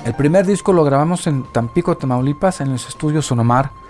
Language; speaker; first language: Spanish; native; Spanish